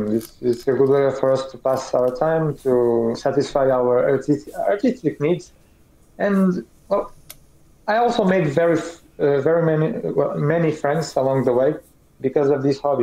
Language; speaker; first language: English; non-native, fluent; Portuguese